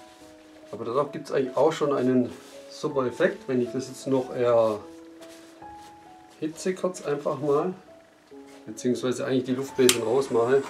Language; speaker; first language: German; native; German